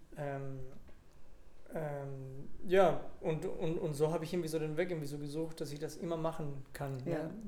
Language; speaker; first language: German; non-native, fluent; Spanish